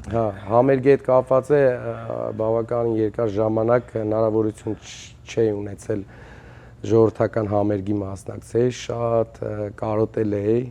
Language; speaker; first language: Armenian; native; Armenian